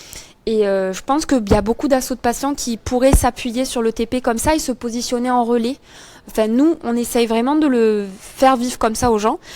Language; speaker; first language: French; native; French